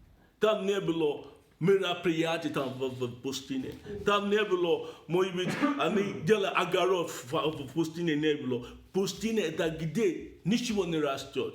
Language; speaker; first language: Russian; non-native, learner; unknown